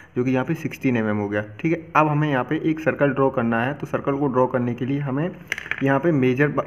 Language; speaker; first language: Hindi; native; Hindi